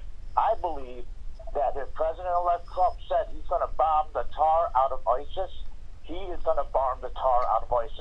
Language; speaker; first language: English; native; English